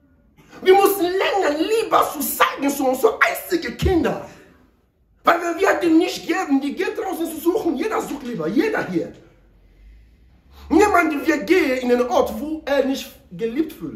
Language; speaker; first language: German; non-native, learner; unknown